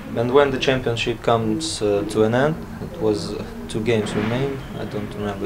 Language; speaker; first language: English; non-native, learner; Latvian